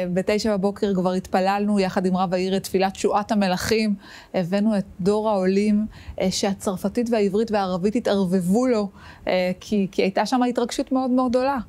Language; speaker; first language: Hebrew; native; Hebrew